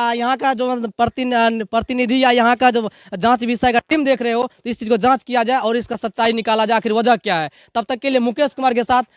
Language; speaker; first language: Hindi; native; Hindi